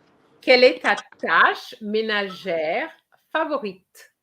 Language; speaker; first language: French; non-native, fluent; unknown